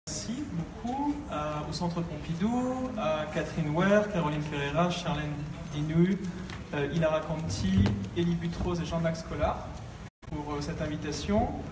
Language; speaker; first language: French; native; French